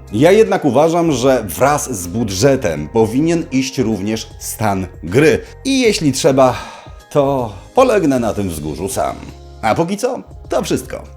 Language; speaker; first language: Polish; native; Polish